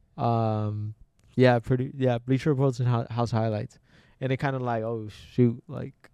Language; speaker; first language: English; native; English